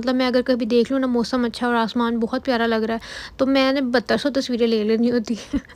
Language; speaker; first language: Urdu; native; Urdu